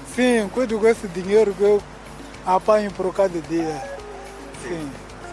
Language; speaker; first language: Portuguese; non-native, local second language; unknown